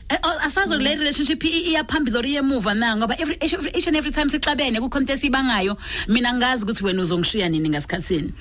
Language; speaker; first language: Zulu; non-native, local second language; Swati